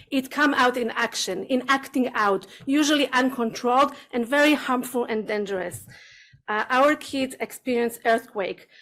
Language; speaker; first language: English; non-native, learner; Hebrew